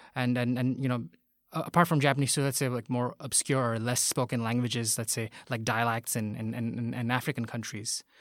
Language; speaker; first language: English; non-native, local second language; Bangla